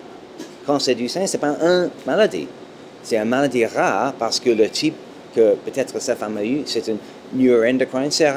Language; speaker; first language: French; non-native, fluent; English